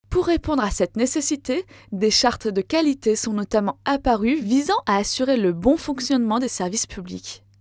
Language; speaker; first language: French; native; French